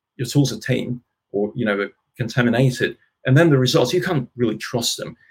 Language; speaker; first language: English; non-native, fluent; Russian